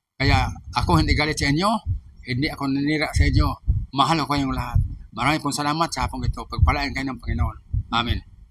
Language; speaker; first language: Filipino; non-native, local second language; Cebuano